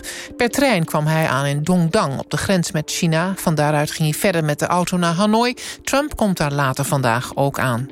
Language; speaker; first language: Dutch; native; Dutch